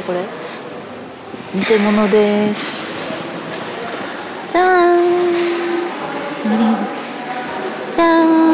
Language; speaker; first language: Japanese; non-native, learner; Korean